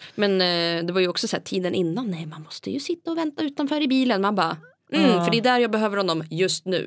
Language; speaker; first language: Swedish; native; Swedish